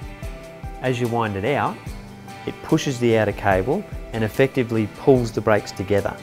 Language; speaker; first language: English; native; English